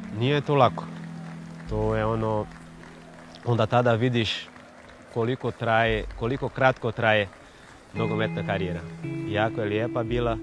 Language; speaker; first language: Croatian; non-native, fluent; Portuguese